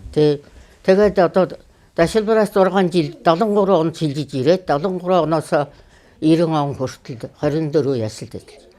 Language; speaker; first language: Mongolian; native; Mongolian